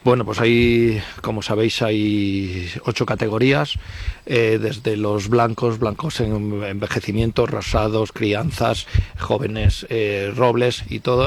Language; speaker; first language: Spanish; native; Spanish